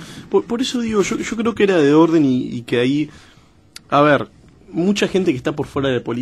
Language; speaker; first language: Spanish; native; Spanish